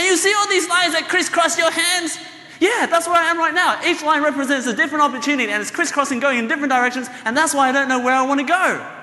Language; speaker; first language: English; native; English